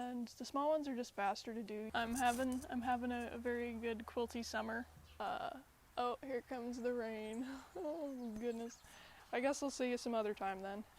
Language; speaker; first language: English; native; English